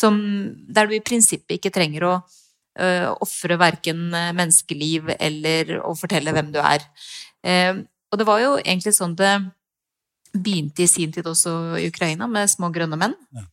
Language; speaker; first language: Norwegian; native; Norwegian